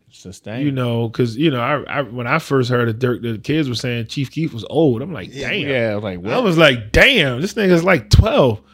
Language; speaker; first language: English; native; English